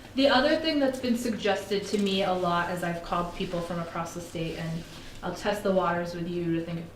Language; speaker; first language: English; native; English